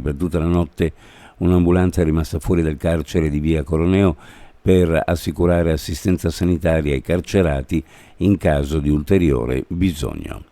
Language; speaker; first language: Italian; native; Italian